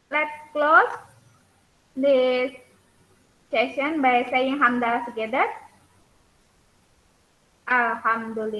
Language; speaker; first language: English; non-native, learner; Indonesian